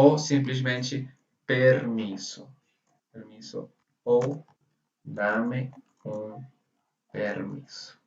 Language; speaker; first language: Portuguese; non-native, fluent; Spanish